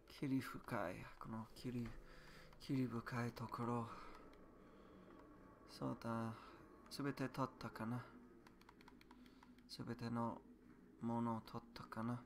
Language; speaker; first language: Japanese; non-native, learner; English